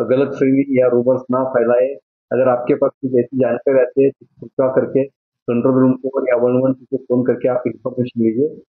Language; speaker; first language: Hindi; non-native, local second language; Marathi